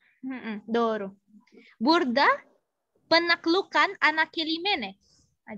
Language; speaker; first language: Turkish; non-native, fluent; Indonesian